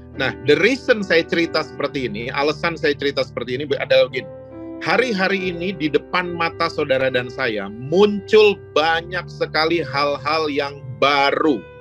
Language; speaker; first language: Indonesian; native; Indonesian